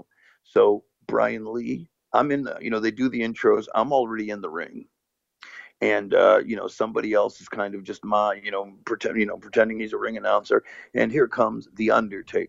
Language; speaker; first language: English; early bilingual, other home language; Portuguese